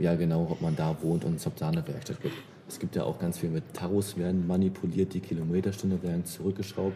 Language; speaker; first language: German; native; German